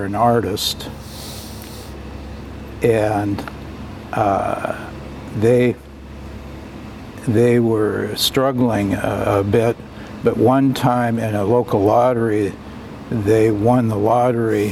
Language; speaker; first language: English; native; English